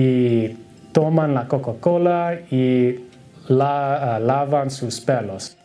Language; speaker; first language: Spanish; non-native, learner; English